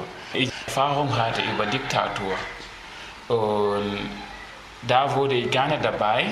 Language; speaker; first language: German; non-native, learner; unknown